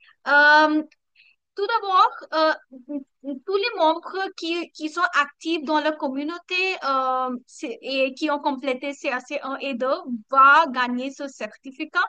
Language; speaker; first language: French; non-native, learner; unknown